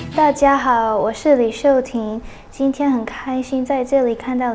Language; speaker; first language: Chinese; early bilingual, heritage; Chinese